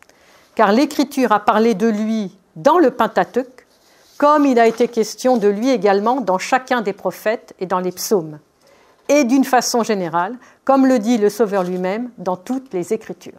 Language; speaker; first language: French; native; French